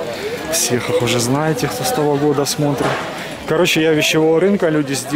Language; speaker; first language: Russian; native; Russian